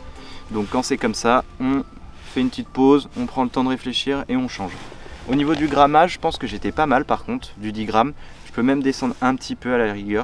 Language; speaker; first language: French; native; French